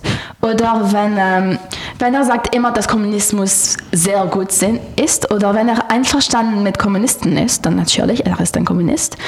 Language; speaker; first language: German; non-native, learner; French